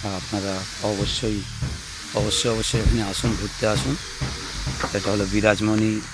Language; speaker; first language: Bangla; native; Bangla